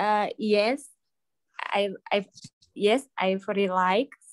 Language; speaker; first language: English; non-native, learner; Indonesian